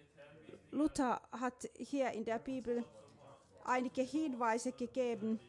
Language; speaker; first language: German; non-native, fluent; Finnish